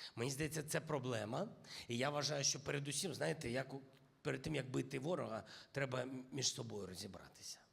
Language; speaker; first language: Ukrainian; non-native, local second language; Russian